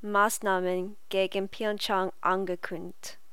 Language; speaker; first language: German; non-native, learner; English